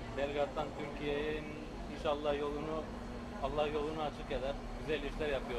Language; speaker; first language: Turkish; early bilingual, heritage; Turkish